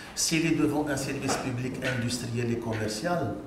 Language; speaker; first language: French; non-native, local second language; Arabic